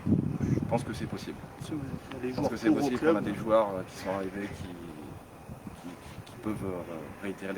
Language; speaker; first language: French; native; French